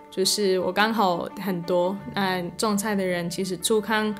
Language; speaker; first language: Chinese; non-native, fluent; English